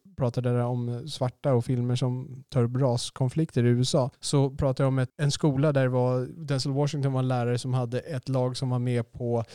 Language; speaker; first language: Swedish; native; Swedish